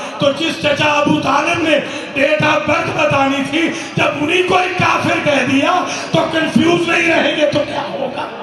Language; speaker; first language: Urdu; non-native, local second language; Punjabi